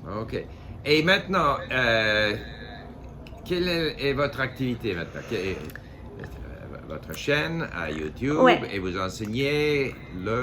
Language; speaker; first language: French; non-native, fluent; English